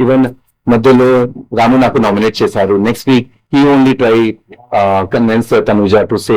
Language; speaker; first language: Telugu; non-native, learner; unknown